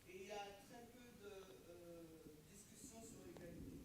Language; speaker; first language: French; native; French